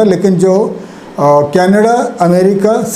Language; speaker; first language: Hindi; non-native, local second language; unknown